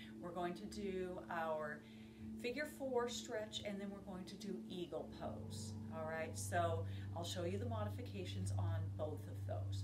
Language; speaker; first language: English; native; English